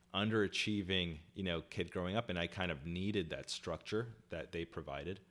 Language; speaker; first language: English; early bilingual, other home language; Hindi